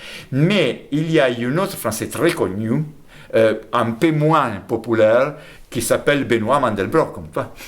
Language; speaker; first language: French; non-native, fluent; Italian